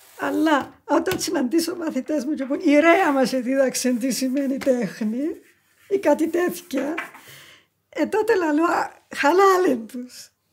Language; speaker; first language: Greek; native; Greek